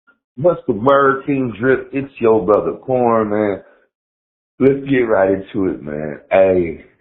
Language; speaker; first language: English; native; English